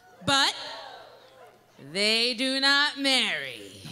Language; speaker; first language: English; native; English